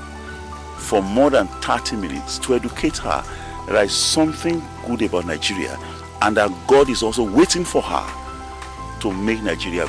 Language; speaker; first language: English; non-native, local second language; Yoruba